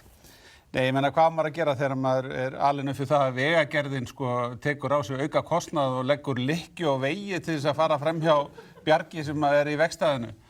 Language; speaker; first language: Icelandic; native; Icelandic